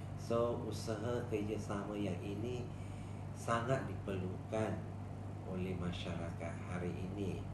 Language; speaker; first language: Malay; non-native, local second language; Chinese